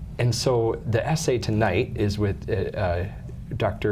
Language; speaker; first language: English; native; English